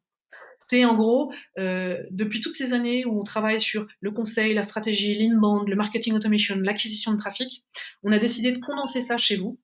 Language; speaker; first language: French; native; French